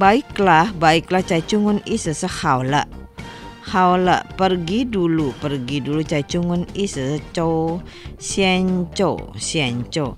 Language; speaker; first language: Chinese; non-native, fluent; Indonesian